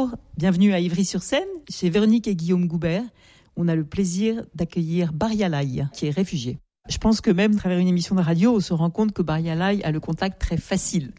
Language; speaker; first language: French; native; French